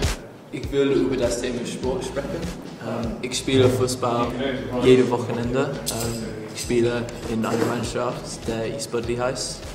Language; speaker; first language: German; non-native, learner; English